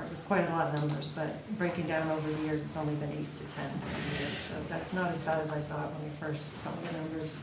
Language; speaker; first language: English; native; English